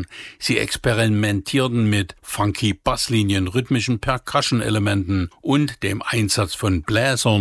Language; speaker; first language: German; native; German